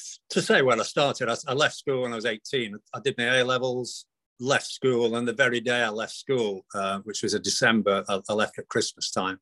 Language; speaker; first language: English; native; English